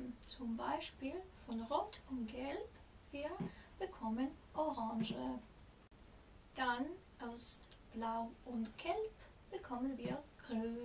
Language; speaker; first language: German; non-native, fluent; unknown